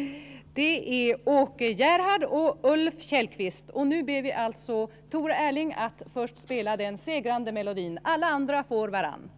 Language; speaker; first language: Swedish; native; Swedish